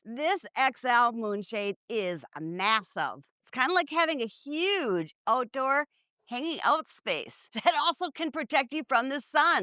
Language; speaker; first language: English; native; English